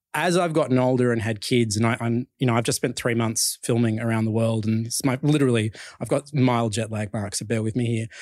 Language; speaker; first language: English; early bilingual, other home language; Chinese